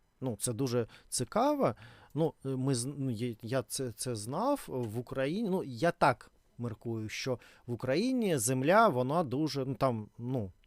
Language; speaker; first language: Ukrainian; non-native, learner; Russian